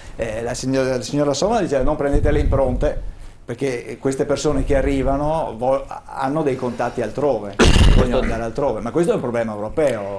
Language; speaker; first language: Italian; native; Italian